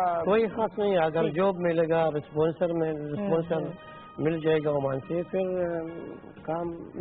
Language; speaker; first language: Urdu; non-native, learner; Arabic